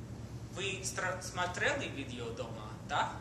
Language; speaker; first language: Russian; non-native, learner; English